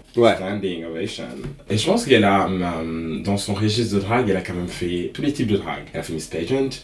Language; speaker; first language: French; non-native, local second language; Wolof